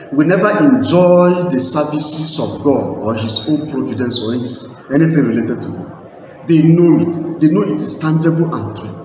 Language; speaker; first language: English; non-native, local second language; Igbo